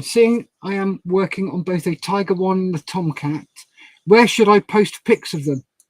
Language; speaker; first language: English; native; English